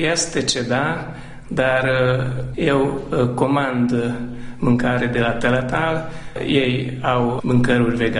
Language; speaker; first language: Romanian; non-native, local second language; Hungarian